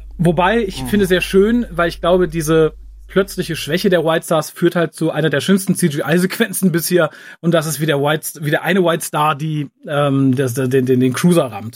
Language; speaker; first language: German; native; German